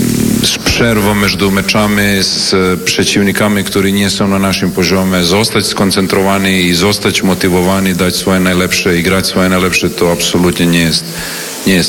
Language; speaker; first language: Polish; non-native, learner; Serbian